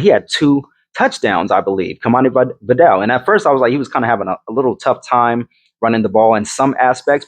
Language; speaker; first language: English; native; English